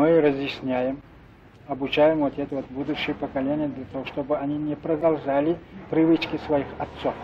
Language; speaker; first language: Russian; non-native, local second language; Kyrgyz